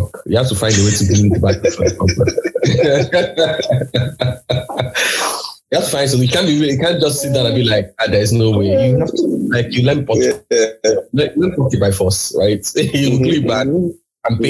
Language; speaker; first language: English; non-native, local second language; Igbo